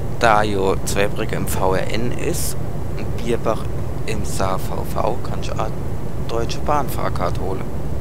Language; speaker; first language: German; native; German